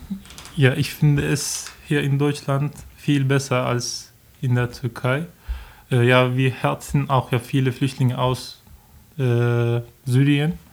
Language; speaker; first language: German; non-native, learner; Turkish